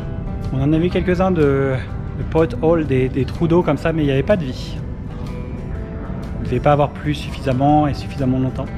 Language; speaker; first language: French; native; French